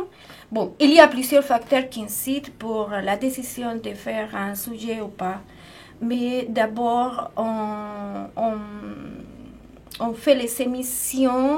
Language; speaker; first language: French; non-native, fluent; Spanish